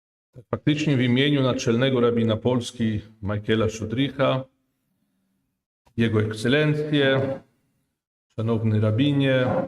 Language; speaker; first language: Polish; non-native, fluent; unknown